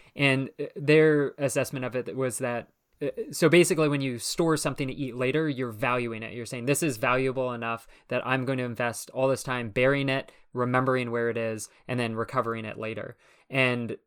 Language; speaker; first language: English; native; English